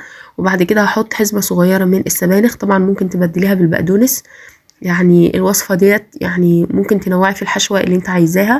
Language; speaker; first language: Arabic; native; Arabic